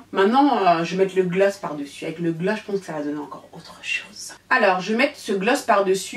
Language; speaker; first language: French; native; French